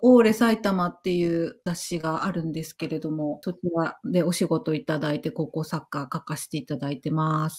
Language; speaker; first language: Japanese; native; Japanese